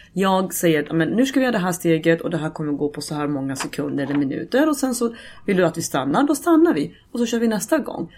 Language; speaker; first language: Swedish; early bilingual, other home language; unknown